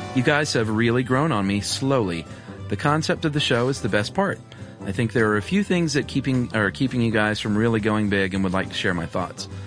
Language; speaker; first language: English; native; English